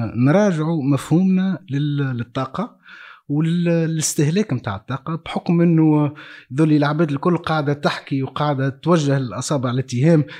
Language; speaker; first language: Arabic; native; Arabic